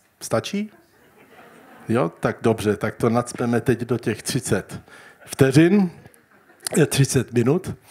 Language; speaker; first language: Czech; early bilingual, heritage; Czech